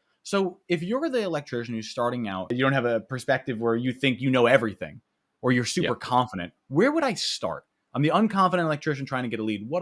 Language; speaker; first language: English; native; English